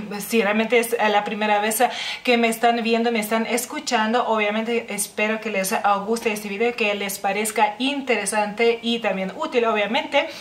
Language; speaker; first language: Spanish; non-native, fluent; Lithuanian